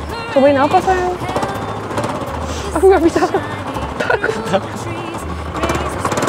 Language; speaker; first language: Indonesian; non-native, fluent; Turkish